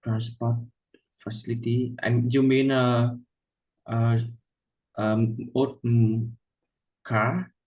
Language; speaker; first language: English; non-native, learner; Vietnamese